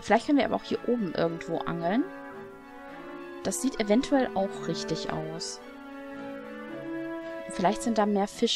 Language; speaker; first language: German; native; German